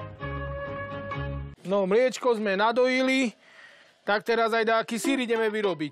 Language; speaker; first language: Slovak; native; Slovak